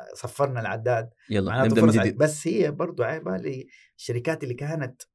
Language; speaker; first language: Arabic; native; Arabic